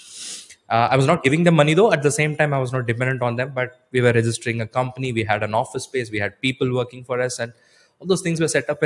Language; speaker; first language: English; non-native, local second language; Tamil